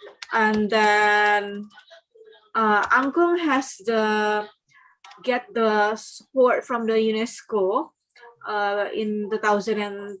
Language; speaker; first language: English; non-native, learner; Indonesian